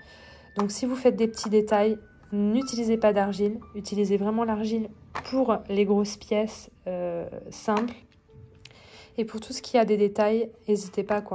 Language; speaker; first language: French; native; French